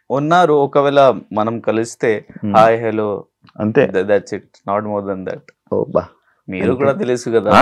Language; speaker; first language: Telugu; non-native, local second language; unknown